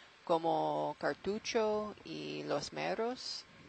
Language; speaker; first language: Spanish; non-native, learner; English